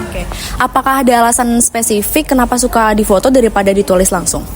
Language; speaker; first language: Indonesian; native; Indonesian